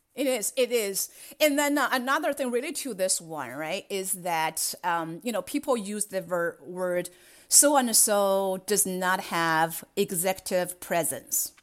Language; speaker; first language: English; non-native, fluent; Chinese